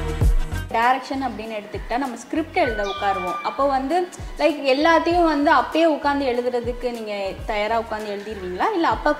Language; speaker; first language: Tamil; native; Tamil